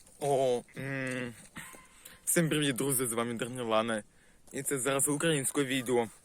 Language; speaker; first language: Ukrainian; non-native, local second language; Russian